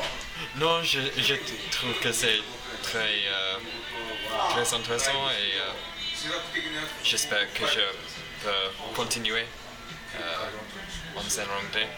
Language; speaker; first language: French; non-native, learner; English